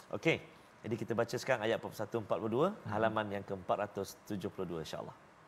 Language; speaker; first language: Malay; native; Malay